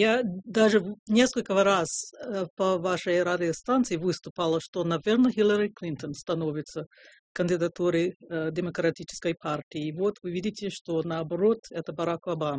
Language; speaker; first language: Russian; non-native, fluent; English